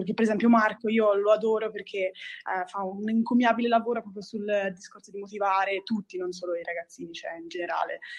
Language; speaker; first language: Italian; native; Italian